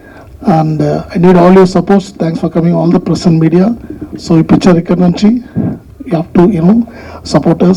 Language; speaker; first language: Telugu; non-native, learner; Tamil